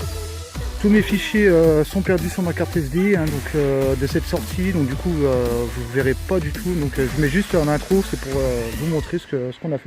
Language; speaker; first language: French; native; French